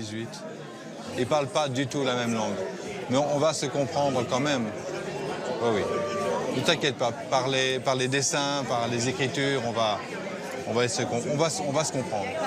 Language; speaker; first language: French; native; French